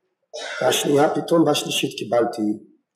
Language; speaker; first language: Hebrew; non-native, fluent; Yiddish